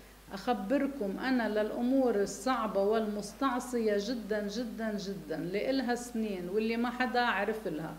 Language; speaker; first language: Arabic; native; Arabic